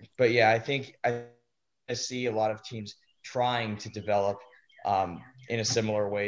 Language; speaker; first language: English; native; English